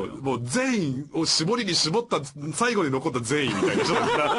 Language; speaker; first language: Japanese; native; Japanese